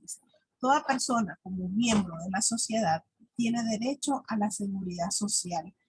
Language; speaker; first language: Spanish; native; Spanish